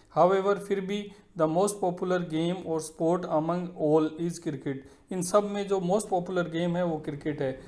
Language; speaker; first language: Hindi; native; Hindi